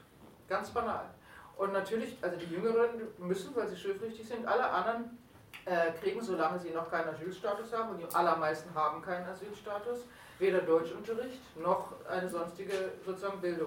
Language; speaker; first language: German; native; German